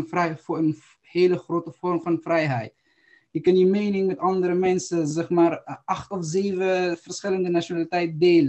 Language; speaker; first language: Dutch; non-native, learner; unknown